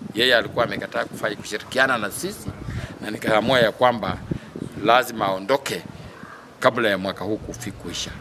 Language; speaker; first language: Swahili; non-native, local second language; Luyia